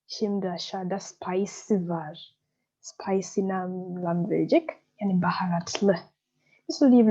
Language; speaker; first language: Turkish; non-native, fluent; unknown